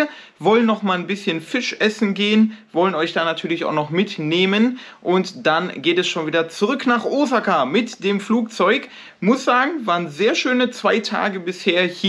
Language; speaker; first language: German; native; German